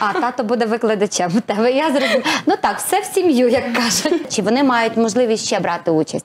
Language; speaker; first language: Ukrainian; native; Ukrainian